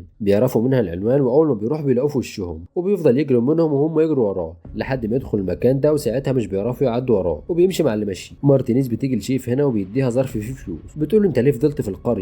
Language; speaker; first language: Arabic; native; Arabic